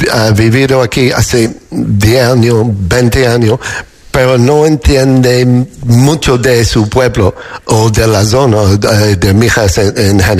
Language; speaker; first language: Spanish; non-native, fluent; English